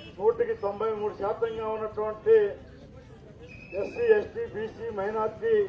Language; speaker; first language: Telugu; native; Telugu